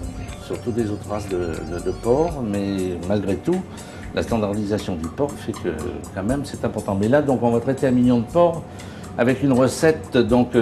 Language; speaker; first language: French; native; French